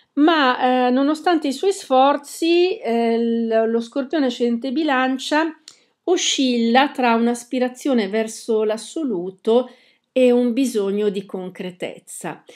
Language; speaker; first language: Italian; native; Italian